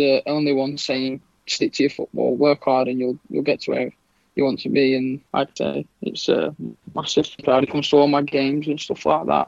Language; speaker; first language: English; native; English